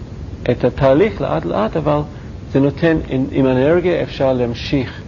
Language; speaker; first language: Hebrew; non-native, learner; English